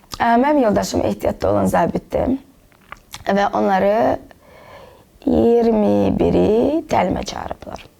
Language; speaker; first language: Azerbaijani; non-native, local second language; Russian